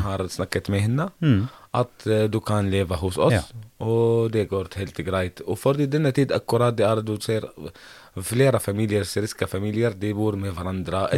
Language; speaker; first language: Norwegian; non-native, learner; Arabic